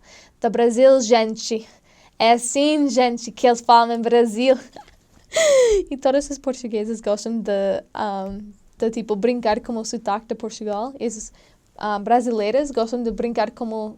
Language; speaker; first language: Portuguese; non-native, fluent; English